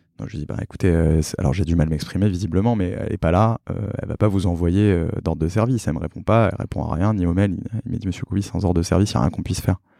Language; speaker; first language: French; native; French